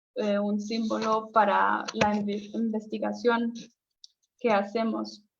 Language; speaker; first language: Spanish; non-native, fluent; German